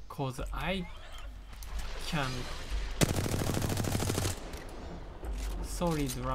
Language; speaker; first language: English; non-native, learner; Japanese